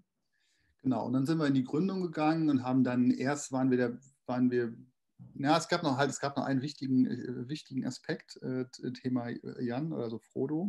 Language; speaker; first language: German; native; German